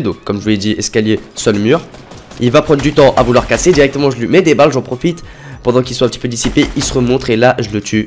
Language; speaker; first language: French; native; French